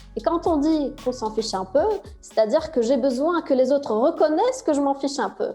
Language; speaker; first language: French; non-native, local second language; Arabic